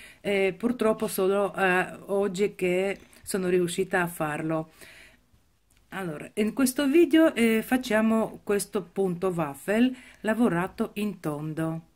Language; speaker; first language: Italian; non-native, fluent; Ukrainian